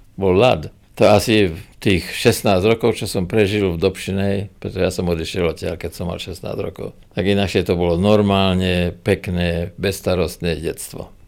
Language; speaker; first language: Slovak; native; Slovak